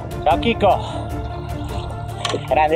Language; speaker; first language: Italian; native; Italian